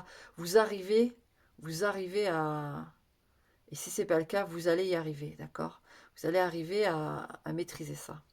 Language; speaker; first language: French; native; French